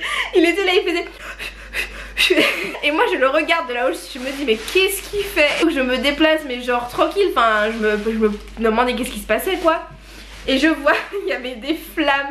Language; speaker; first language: French; native; French